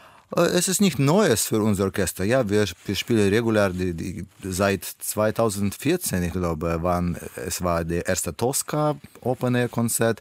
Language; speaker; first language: German; non-native, learner; Russian